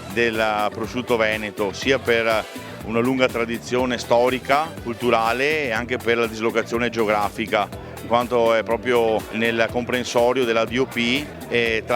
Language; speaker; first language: Italian; native; Italian